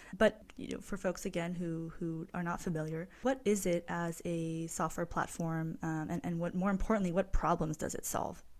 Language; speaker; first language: English; native; English